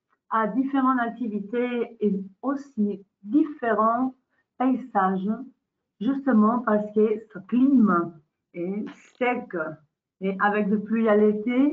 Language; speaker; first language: French; non-native, learner; Spanish